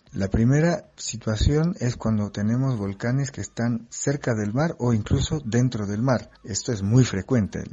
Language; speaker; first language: Spanish; non-native, fluent; French